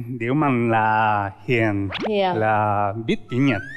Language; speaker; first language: Vietnamese; non-native, learner; Japanese